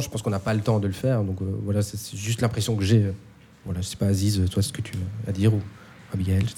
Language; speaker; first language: French; native; French